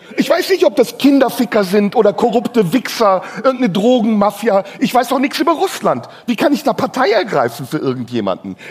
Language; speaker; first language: German; non-native, fluent; Turkish